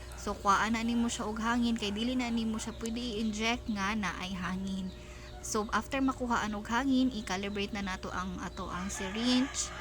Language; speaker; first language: Cebuano; native; Cebuano